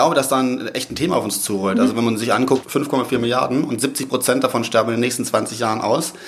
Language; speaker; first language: German; native; German